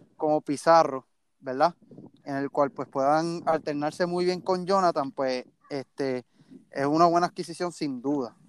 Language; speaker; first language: Spanish; native; Spanish